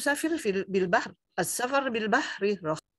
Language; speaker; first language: Arabic; non-native, learner; Indonesian